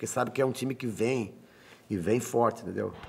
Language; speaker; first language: Portuguese; native; Portuguese